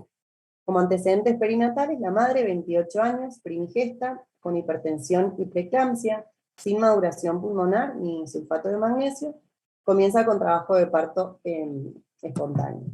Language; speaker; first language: Spanish; native; Spanish